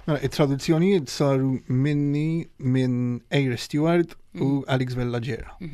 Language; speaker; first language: Maltese; early bilingual, heritage; Maltese